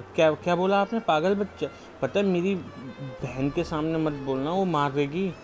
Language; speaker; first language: Hindi; native; Hindi